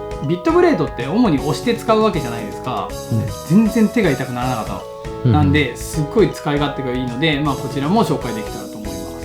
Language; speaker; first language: Japanese; native; Japanese